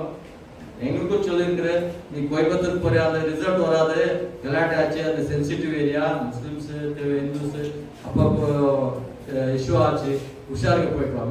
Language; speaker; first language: Tamil; non-native, learner; Kannada